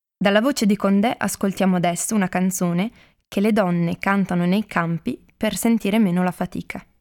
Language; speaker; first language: Italian; native; Italian